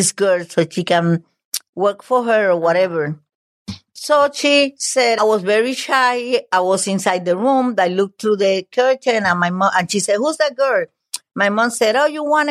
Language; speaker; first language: English; non-native, fluent; Spanish